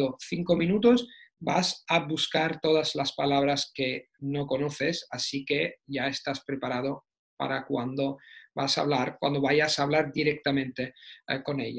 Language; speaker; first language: Spanish; non-native, fluent; Italian